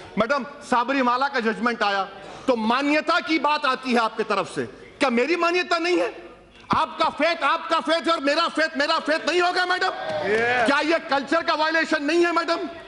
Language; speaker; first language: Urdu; native; Urdu